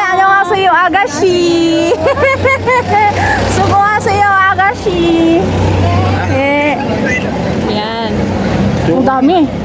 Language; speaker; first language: Korean; non-native, learner; Filipino